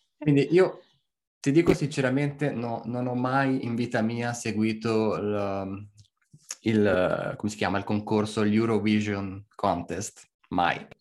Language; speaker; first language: Italian; native; Italian